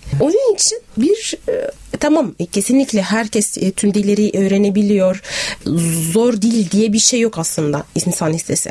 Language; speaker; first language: Turkish; non-native, fluent; Arabic